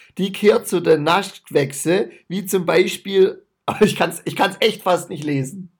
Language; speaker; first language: German; native; German